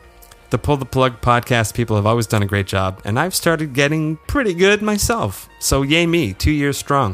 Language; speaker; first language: English; native; English